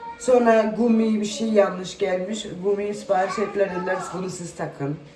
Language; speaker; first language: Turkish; early bilingual, heritage; Turkish